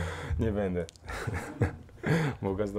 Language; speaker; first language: Polish; non-native, fluent; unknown